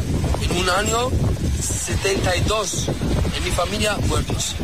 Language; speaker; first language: Spanish; non-native, learner; Arabic